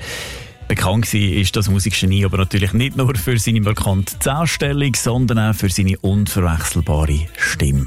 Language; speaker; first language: German; native; German